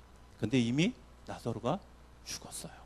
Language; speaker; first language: Korean; native; Korean